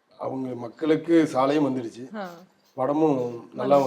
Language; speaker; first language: Tamil; native; Tamil